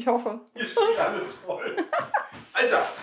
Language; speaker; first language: German; native; German